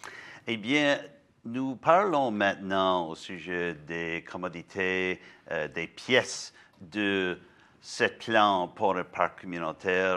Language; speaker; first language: French; non-native, learner; English